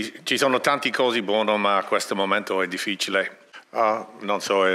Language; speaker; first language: Italian; non-native, learner; English